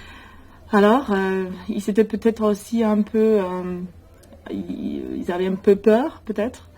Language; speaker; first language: French; non-native, fluent; German